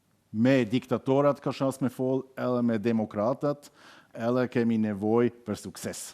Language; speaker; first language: Albanian; non-native, learner; German